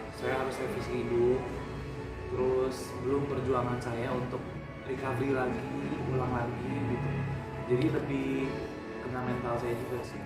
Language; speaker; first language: Indonesian; native; Indonesian